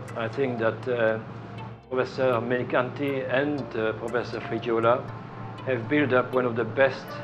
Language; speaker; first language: English; non-native, fluent; French